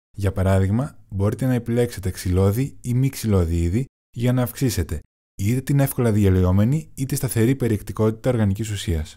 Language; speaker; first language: Greek; non-native, learner; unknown